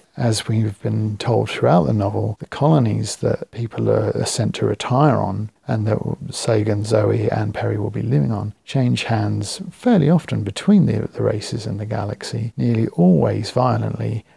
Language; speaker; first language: English; native; English